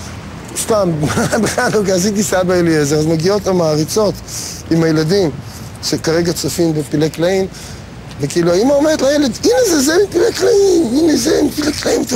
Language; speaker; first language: Hebrew; native; Hebrew